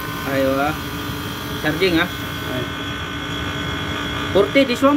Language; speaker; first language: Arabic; non-native, learner; Filipino